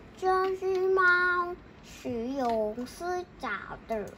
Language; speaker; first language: Chinese; non-native, learner; Thai